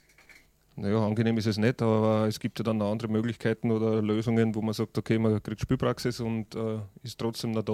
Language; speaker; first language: German; native; German